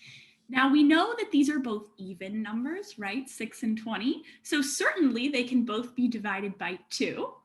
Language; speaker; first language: English; native; English